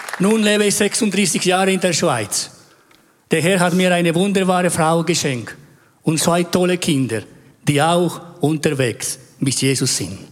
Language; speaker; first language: German; non-native, fluent; Spanish